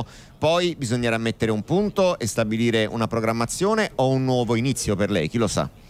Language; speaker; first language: Italian; native; Italian